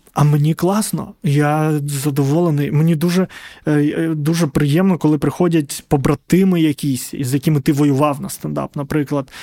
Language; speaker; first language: Ukrainian; non-native, local second language; Russian